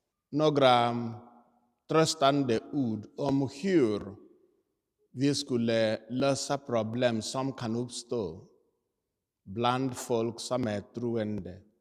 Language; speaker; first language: Swedish; non-native, fluent; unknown